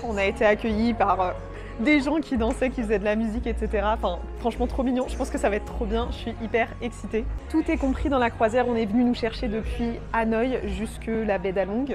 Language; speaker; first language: French; native; French